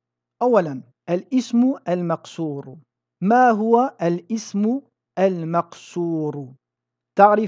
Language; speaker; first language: Arabic; non-native, fluent; French